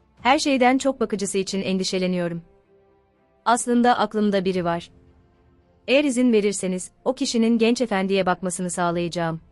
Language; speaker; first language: Turkish; native; Turkish